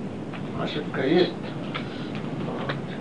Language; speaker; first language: Russian; non-native, learner; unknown